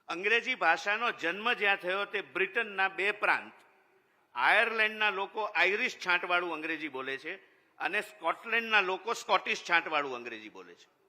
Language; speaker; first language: Gujarati; native; Gujarati